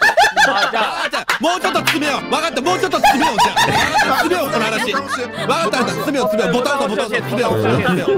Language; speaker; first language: Japanese; native; Japanese